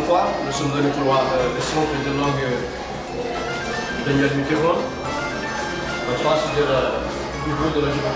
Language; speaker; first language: French; non-native, learner; Portuguese